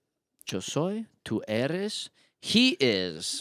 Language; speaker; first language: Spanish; non-native, learner; English